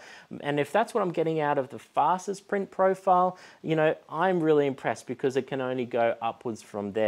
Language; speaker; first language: English; native; English